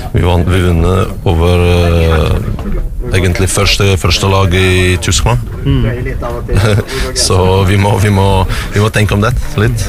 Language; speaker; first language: Norwegian; non-native, learner; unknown